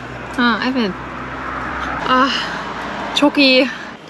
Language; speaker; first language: Turkish; non-native, learner; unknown